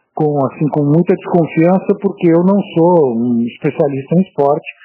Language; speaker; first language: Portuguese; native; Portuguese